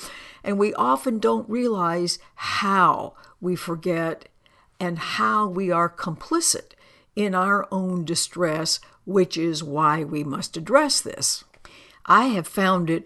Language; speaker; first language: English; native; English